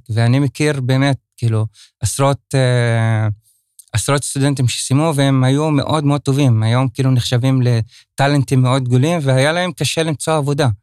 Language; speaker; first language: Hebrew; non-native, local second language; Arabic